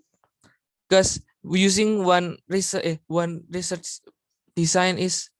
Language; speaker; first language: English; non-native, learner; Indonesian